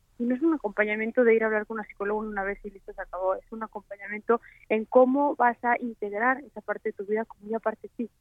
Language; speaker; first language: Spanish; native; Spanish